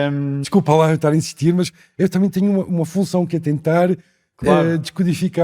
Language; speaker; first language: Portuguese; native; Portuguese